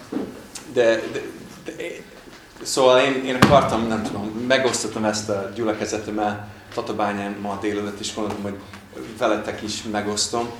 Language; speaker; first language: Hungarian; non-native, fluent; English